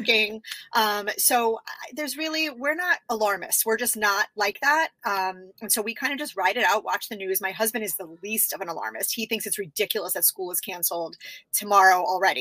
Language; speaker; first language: English; native; English